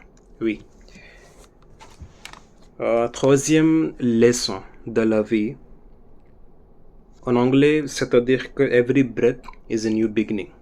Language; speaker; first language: French; non-native, learner; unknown